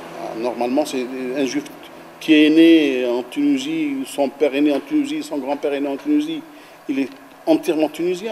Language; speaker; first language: French; non-native, local second language; Arabic